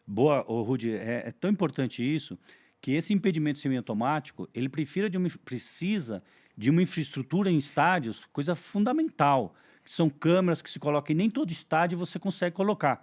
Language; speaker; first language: Portuguese; native; Portuguese